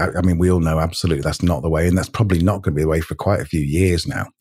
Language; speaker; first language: English; native; English